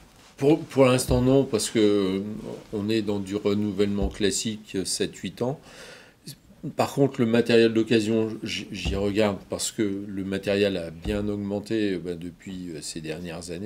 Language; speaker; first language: French; native; French